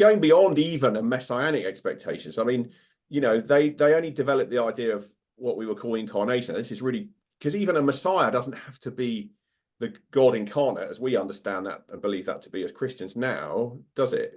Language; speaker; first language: English; native; English